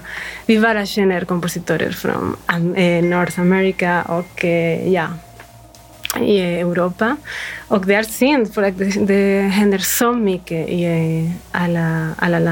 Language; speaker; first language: Swedish; non-native, fluent; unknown